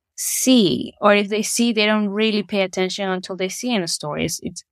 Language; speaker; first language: English; non-native, fluent; Spanish